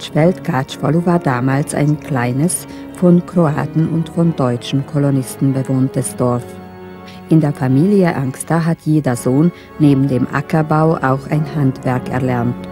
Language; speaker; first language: German; native; German